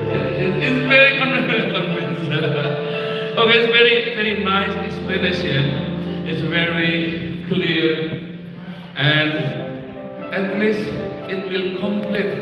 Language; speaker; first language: English; non-native, learner; Indonesian